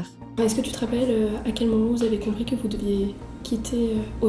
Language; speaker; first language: French; native; French